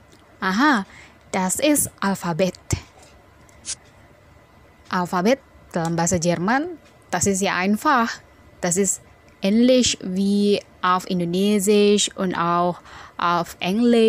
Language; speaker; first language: German; non-native, fluent; Indonesian